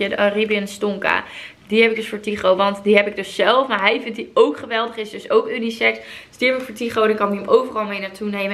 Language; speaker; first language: Dutch; native; Dutch